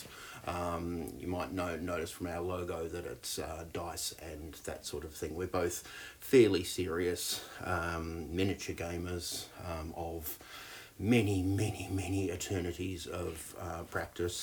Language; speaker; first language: English; native; English